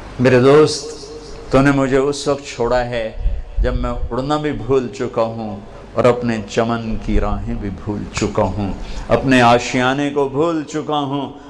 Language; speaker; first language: Urdu; non-native, local second language; Punjabi